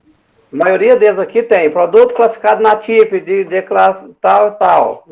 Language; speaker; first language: Portuguese; native; Portuguese